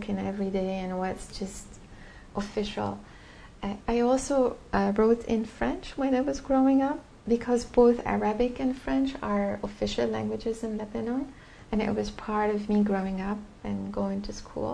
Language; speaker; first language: English; non-native, fluent; Arabic